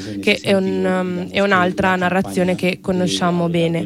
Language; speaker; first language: Italian; non-native, fluent; Spanish